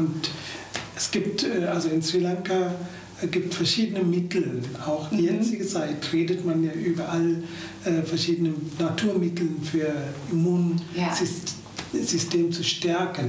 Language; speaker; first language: German; non-native, fluent; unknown